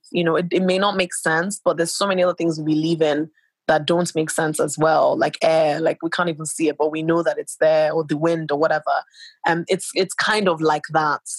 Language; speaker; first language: English; non-native, local second language; Yoruba